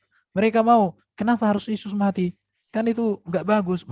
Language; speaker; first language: Indonesian; native; Indonesian